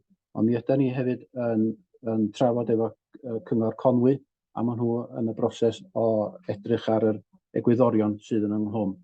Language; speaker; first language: Welsh; native; Welsh